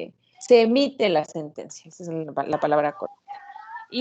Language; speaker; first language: Spanish; native; Spanish